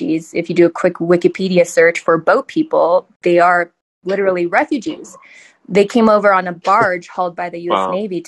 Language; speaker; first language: English; early bilingual, other home language; Chinese